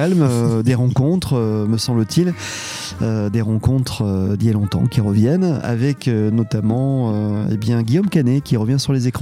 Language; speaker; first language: French; native; French